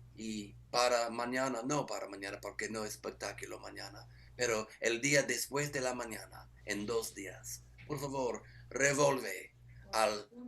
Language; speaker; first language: Spanish; non-native, learner; English